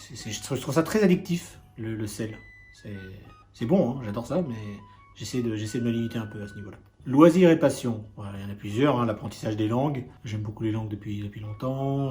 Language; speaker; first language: French; native; French